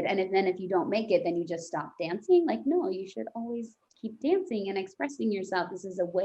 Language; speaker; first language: English; native; English